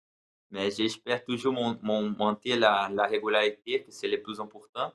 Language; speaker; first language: French; non-native, learner; Portuguese